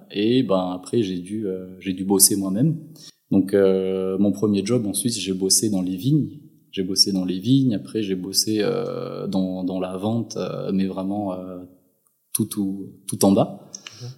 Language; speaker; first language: French; non-native, local second language; Malagasy